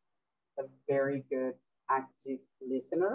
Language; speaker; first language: English; non-native, fluent; Spanish